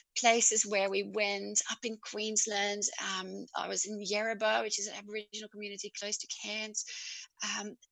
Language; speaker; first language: English; non-native, fluent; Dutch